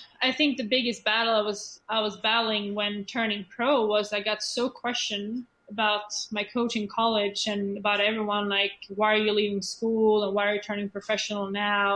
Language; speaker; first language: English; non-native, fluent; Swedish